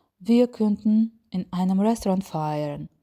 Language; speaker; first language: German; non-native, fluent; Ukrainian